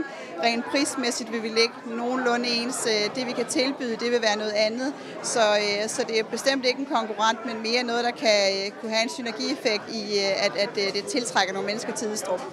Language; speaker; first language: Danish; native; Danish